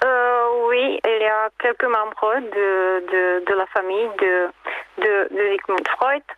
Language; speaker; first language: French; non-native, learner; Czech